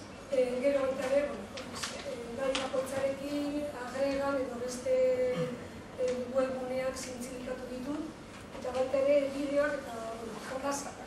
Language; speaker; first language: Basque; non-native, local second language; Spanish